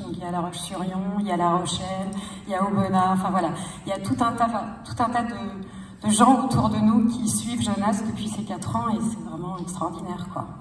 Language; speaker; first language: French; native; French